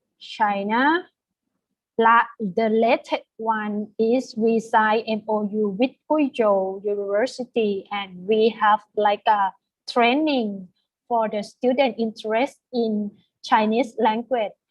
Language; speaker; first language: English; non-native, fluent; Thai